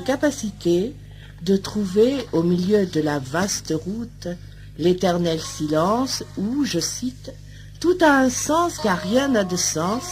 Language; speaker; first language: French; native; French